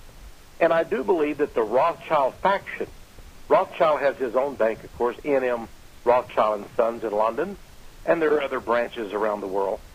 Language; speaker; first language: English; native; English